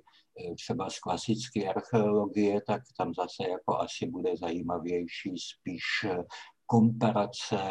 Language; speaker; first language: Czech; native; Czech